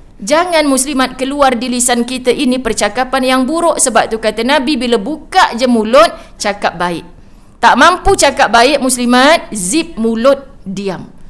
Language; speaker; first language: Malay; native; Malay